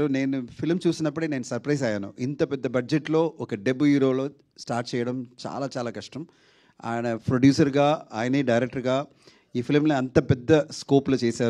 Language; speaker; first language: Telugu; non-native, fluent; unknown